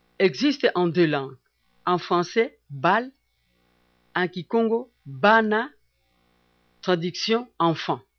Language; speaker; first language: French; non-native, local second language; Kongo